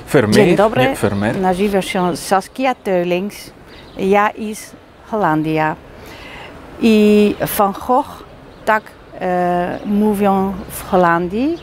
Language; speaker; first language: Polish; non-native, learner; Dutch